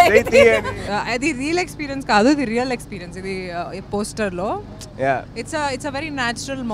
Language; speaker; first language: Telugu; non-native, fluent; Hindi